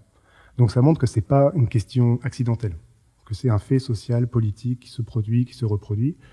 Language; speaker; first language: French; native; French